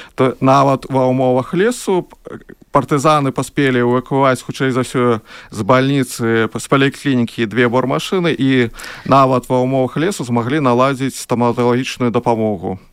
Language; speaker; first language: Belarusian; native; Belarusian